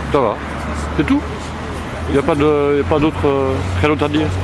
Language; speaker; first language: French; native; French